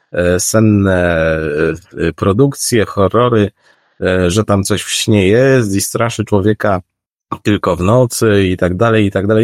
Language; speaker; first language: Polish; native; Polish